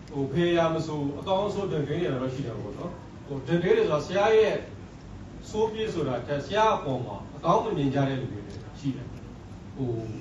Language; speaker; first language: Burmese; non-native, local second language; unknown